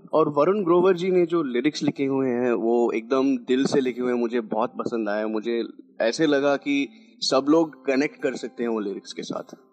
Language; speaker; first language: Hindi; non-native, local second language; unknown